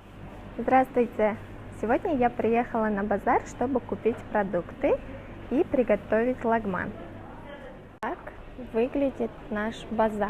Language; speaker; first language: Russian; non-native, fluent; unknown